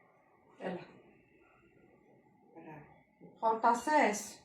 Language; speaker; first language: Greek; non-native, learner; Armenian